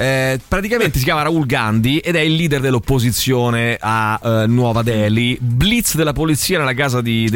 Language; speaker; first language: Italian; native; Italian